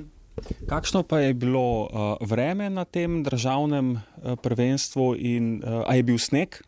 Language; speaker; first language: Slovenian; native; Slovenian